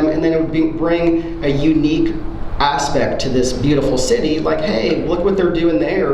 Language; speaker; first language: English; native; English